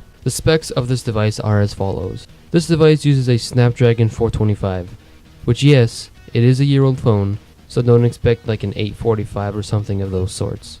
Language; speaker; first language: English; native; English